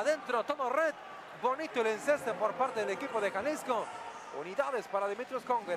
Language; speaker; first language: Spanish; native; Spanish